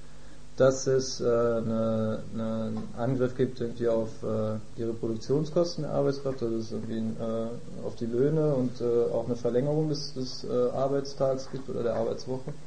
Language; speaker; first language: German; native; German